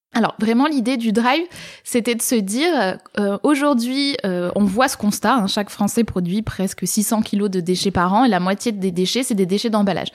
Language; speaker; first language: French; native; French